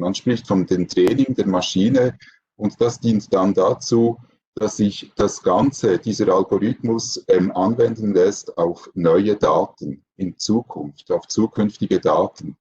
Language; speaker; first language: German; native; German